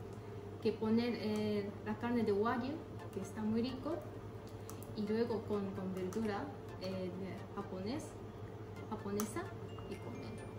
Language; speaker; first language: Spanish; non-native, fluent; Japanese